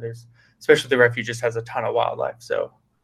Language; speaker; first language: English; native; English